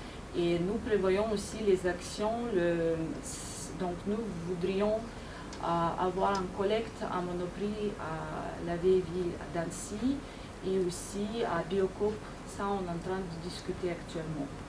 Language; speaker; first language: French; non-native, fluent; Ukrainian